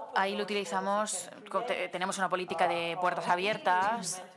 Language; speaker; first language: Spanish; non-native, fluent; Slovenian